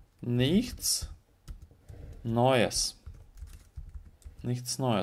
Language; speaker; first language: German; non-native, fluent; Russian